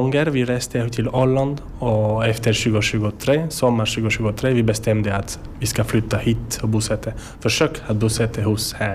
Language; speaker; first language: Swedish; non-native, learner; French